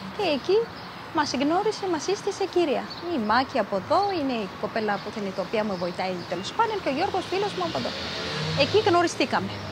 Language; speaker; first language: Greek; non-native, fluent; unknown